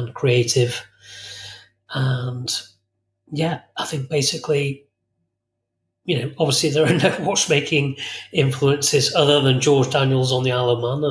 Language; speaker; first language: English; native; English